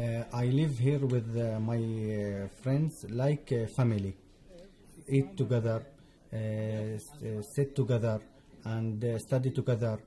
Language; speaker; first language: English; non-native, learner; Arabic